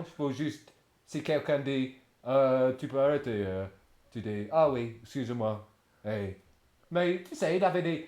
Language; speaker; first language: French; non-native, fluent; English